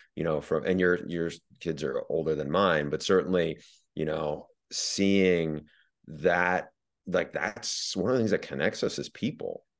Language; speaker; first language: English; native; English